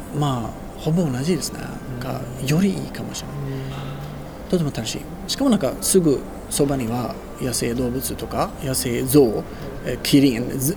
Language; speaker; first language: Japanese; non-native, fluent; Swedish